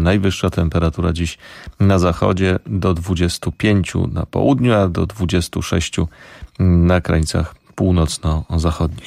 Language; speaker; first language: Polish; native; Polish